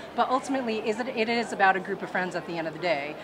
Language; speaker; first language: English; native; English